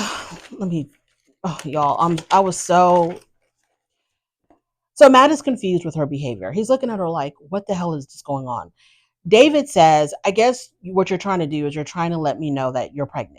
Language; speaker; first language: English; native; English